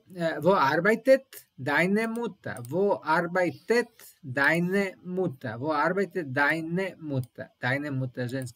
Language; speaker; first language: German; non-native, learner; Serbian